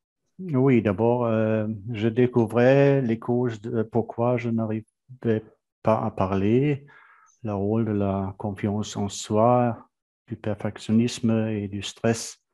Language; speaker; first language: French; non-native, fluent; German